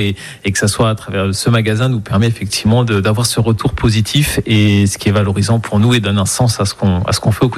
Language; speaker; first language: French; native; French